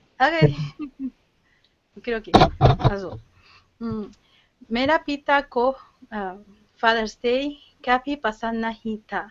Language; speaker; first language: Hindi; non-native, learner; Spanish